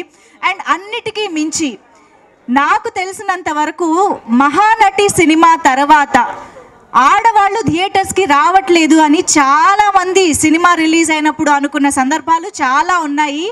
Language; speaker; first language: Telugu; native; Telugu